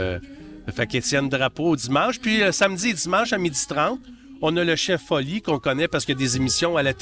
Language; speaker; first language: French; native; French